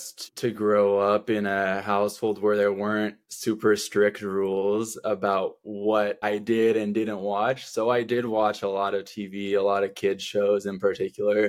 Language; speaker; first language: English; native; English